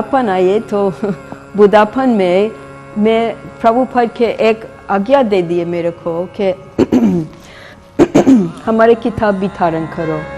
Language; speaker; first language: Hindi; non-native, fluent; English